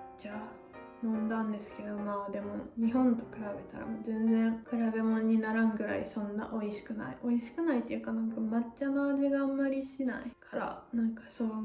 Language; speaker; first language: Japanese; native; Japanese